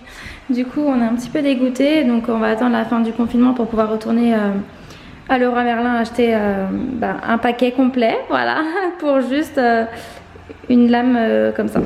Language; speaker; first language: French; native; French